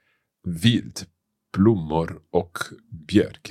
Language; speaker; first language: Swedish; non-native, learner; English